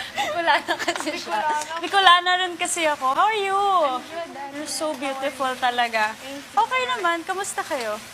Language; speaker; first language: Filipino; non-native, local second language; Bikol